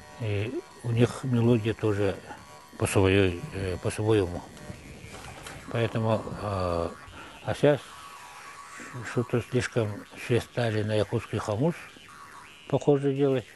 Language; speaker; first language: Russian; non-native, local second language; Yakut